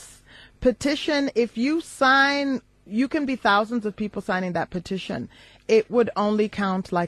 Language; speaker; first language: English; native; English